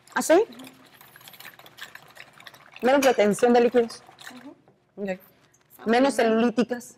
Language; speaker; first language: Spanish; native; Spanish